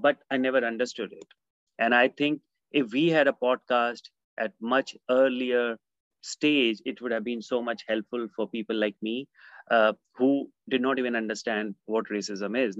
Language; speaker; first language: English; non-native, local second language; Hindi